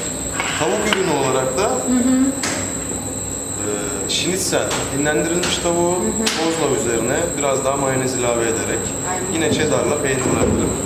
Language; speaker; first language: Turkish; native; Turkish